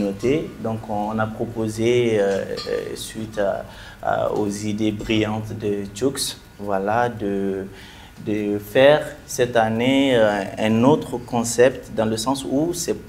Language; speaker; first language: French; non-native, local second language; Bambara